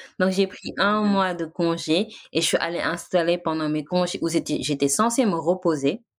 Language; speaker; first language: French; non-native, local second language; Wolof